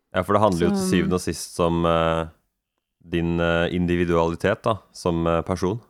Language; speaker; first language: Norwegian; native; Norwegian